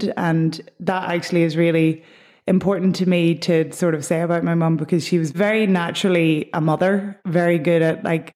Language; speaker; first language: English; native; English